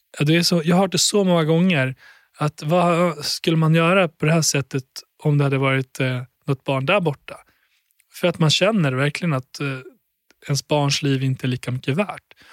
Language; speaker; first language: Swedish; early bilingual, other home language; Albanian